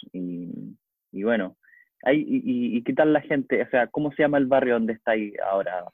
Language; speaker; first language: Spanish; native; Spanish